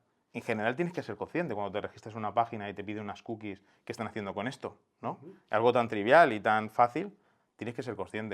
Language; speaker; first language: Spanish; native; Spanish